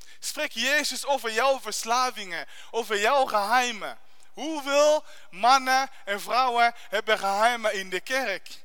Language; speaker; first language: Dutch; non-native, fluent; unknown